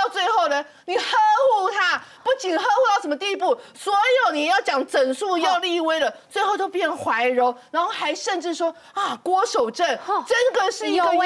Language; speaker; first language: Chinese; native; Chinese